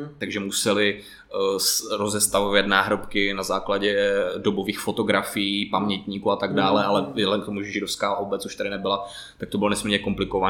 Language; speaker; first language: Czech; native; Czech